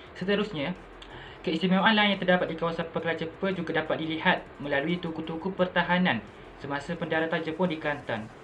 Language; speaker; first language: Malay; native; Malay